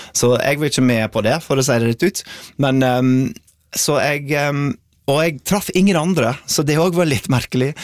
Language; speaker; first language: Norwegian; non-native, fluent; English